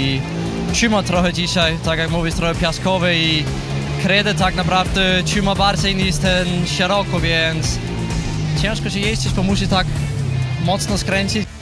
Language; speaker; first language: Polish; non-native, learner; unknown